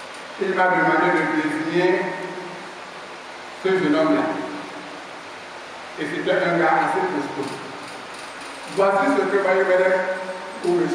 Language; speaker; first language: French; non-native, local second language; Basaa